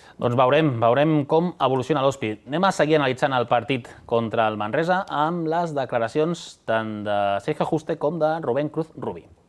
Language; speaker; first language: Catalan; native; Catalan